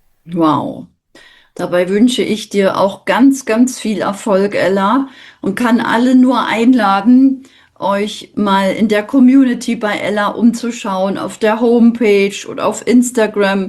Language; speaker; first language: German; native; German